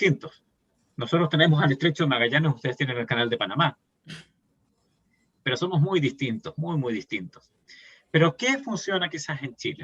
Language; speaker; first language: Spanish; native; Spanish